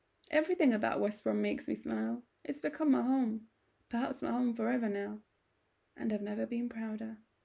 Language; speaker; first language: English; early bilingual, other home language; Punjabi